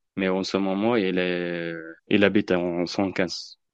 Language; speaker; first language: French; non-native, learner; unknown